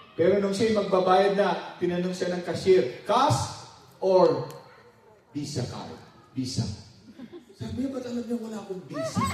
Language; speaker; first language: Filipino; non-native, local second language; Pampanga